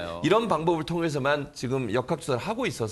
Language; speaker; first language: Korean; native; Korean